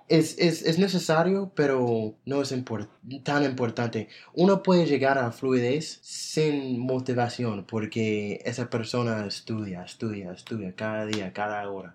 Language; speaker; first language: Spanish; non-native, fluent; English